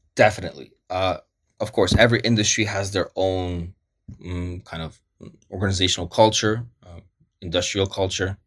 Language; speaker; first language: English; early bilingual, other home language; Polish